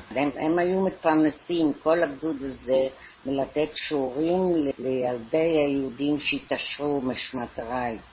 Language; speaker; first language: Hebrew; native; Hebrew